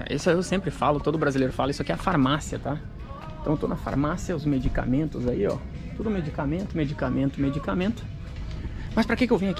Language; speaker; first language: Portuguese; native; Portuguese